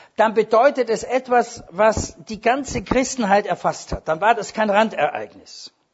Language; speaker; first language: German; native; German